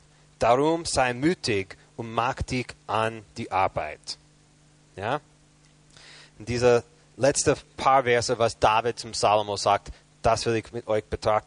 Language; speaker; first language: German; non-native, fluent; English